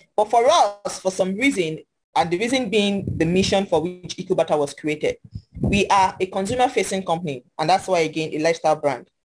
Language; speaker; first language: English; non-native, local second language; Yoruba